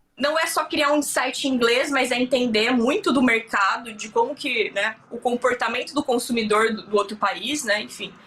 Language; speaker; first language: Portuguese; native; Portuguese